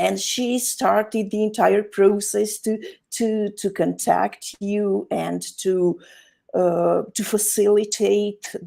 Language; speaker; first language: English; non-native, fluent; Romanian